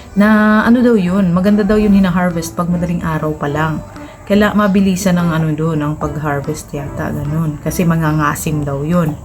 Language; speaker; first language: Filipino; native; Filipino